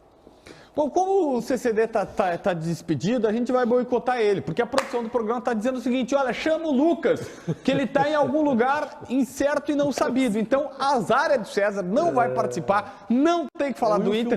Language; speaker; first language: Portuguese; native; Portuguese